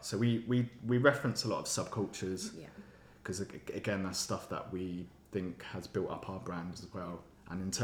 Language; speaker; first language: English; native; English